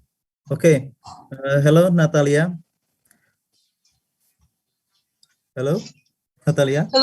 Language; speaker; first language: English; non-native, fluent; Indonesian